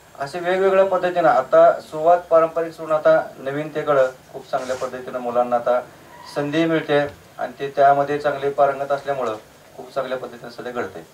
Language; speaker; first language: Marathi; native; Marathi